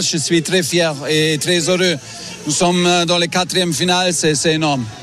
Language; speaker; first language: French; non-native, learner; German